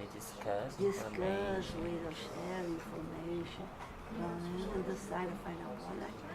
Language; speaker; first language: English; non-native, fluent; Portuguese